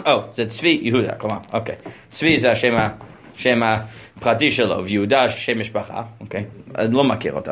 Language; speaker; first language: Hebrew; non-native, fluent; English